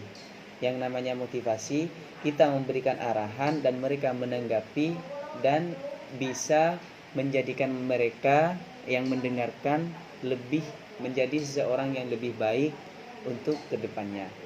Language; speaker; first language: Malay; non-native, local second language; Madurese